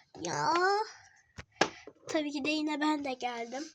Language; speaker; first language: Turkish; native; Turkish